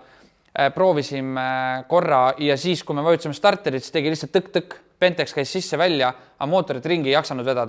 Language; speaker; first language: Estonian; native; Estonian